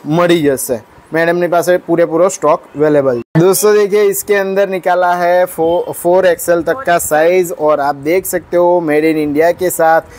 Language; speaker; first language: Hindi; non-native, local second language; Gujarati